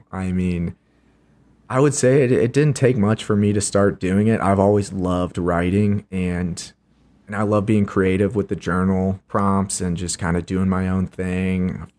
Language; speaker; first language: English; native; English